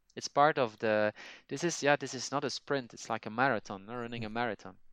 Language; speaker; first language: English; non-native, fluent; Dutch